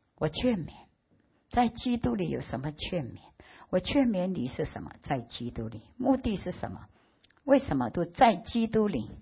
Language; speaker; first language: Chinese; early bilingual, heritage; Chinese